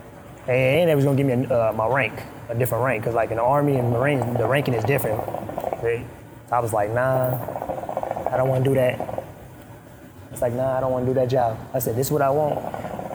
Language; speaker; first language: English; non-native, fluent; Arabic